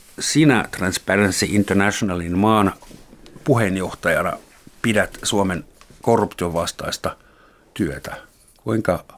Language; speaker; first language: Finnish; non-native, fluent; German